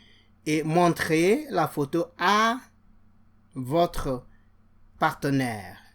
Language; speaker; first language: French; non-native, fluent; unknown